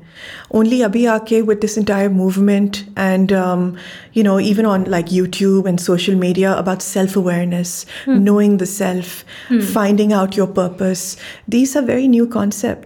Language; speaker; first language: English; non-native, local second language; Urdu